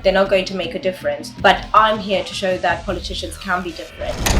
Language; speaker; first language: English; early bilingual, other home language; Tamil